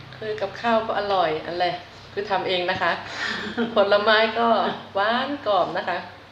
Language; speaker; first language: Thai; native; Thai